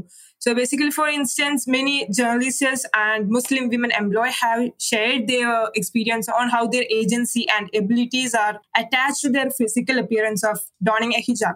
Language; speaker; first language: English; non-native, local second language; Malayalam